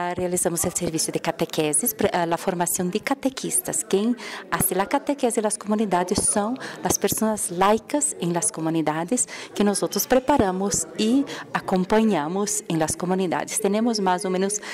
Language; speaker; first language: Spanish; non-native, fluent; Portuguese